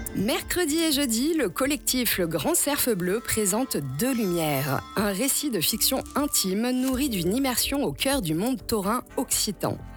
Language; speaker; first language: French; native; French